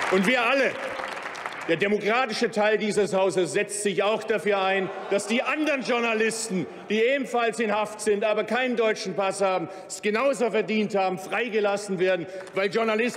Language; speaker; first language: German; early bilingual, other home language; Turkish